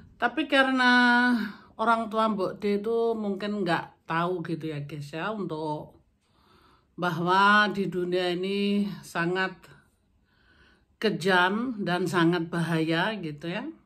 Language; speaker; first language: Indonesian; non-native, local second language; Javanese